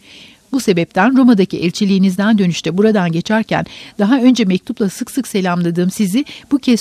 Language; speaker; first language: Turkish; native; Turkish